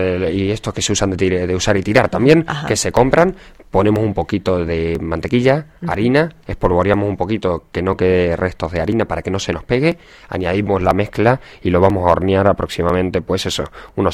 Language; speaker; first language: Spanish; native; Spanish